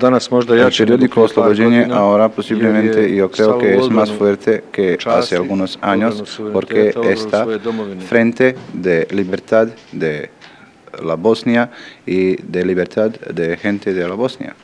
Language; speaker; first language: Spanish; non-native, learner; Bosnian